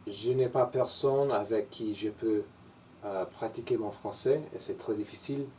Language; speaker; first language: French; non-native, learner; English